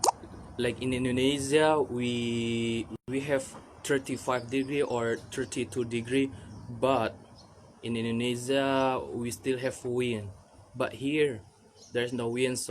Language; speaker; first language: English; non-native, learner; Indonesian